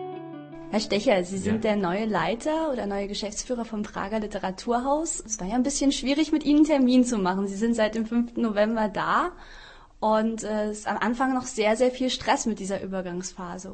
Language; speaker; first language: German; native; German